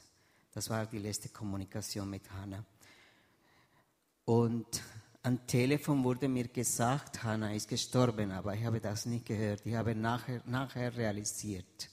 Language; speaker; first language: German; non-native, fluent; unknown